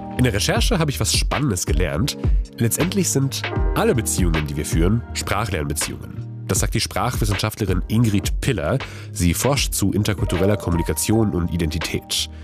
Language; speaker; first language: German; non-native, fluent; Polish